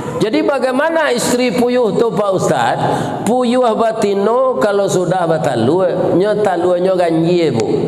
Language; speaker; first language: Malay; non-native, local second language; Minangkabau